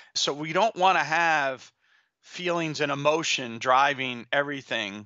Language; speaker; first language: English; native; English